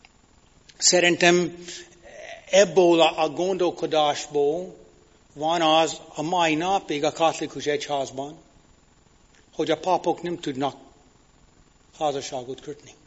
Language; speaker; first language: Hungarian; non-native, fluent; English